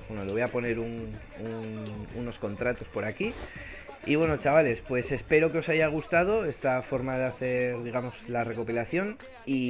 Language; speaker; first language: Spanish; native; Spanish